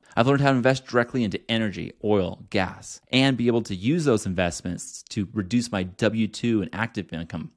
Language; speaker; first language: English; native; English